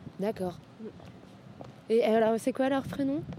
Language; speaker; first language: French; native; French